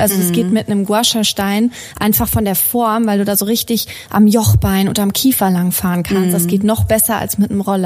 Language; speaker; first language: German; native; German